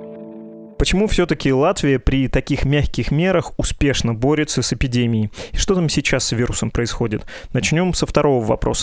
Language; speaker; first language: Russian; native; Russian